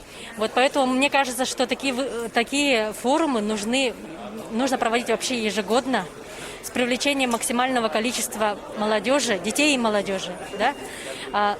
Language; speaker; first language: Russian; native; Russian